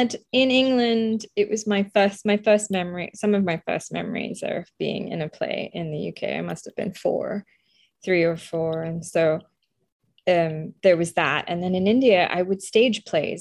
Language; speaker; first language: English; early bilingual, other home language; Bangla